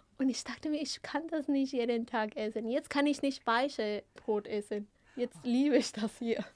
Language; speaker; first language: German; non-native, fluent; Spanish